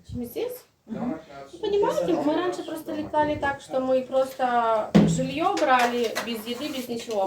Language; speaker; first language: Russian; native; Russian